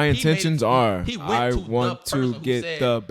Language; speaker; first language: English; native; English